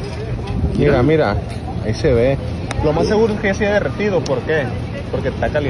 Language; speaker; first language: Spanish; native; Spanish